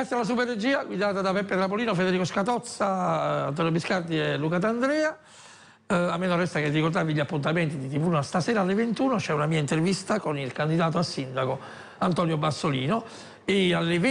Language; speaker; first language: Italian; native; Italian